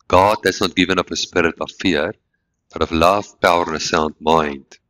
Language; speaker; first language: English; non-native, local second language; Afrikaans